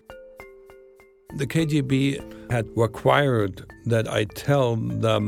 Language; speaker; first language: English; non-native, fluent; German